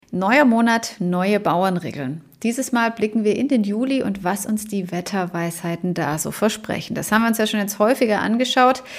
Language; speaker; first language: German; native; German